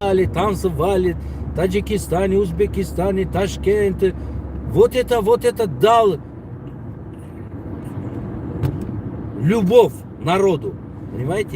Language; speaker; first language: Russian; non-native, local second language; Tajik